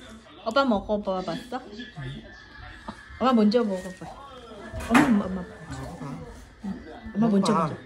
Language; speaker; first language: Korean; non-native, learner; Vietnamese